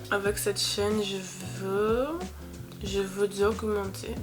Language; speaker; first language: French; non-native, learner; English